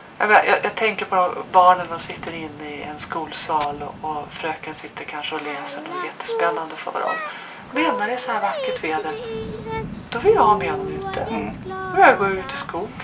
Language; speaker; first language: Swedish; native; Swedish